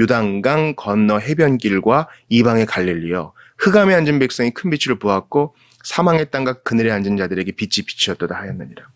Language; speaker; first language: Korean; native; Korean